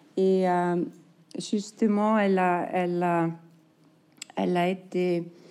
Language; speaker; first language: French; non-native, fluent; Icelandic